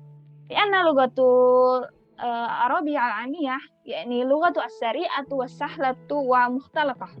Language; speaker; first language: Arabic; non-native, learner; Indonesian